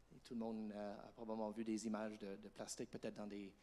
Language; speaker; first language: French; native; French